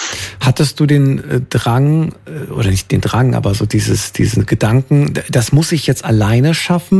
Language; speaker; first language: German; native; German